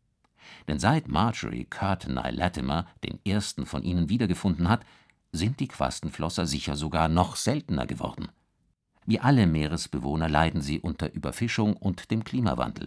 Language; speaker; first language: German; native; German